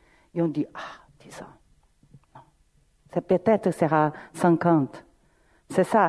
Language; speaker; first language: French; non-native, fluent; Portuguese